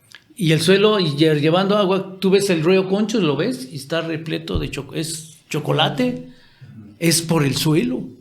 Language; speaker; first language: Spanish; native; Spanish